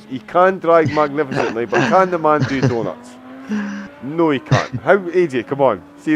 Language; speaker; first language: English; native; English